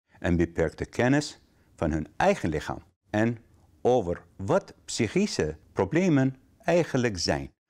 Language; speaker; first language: Dutch; non-native, fluent; Arabic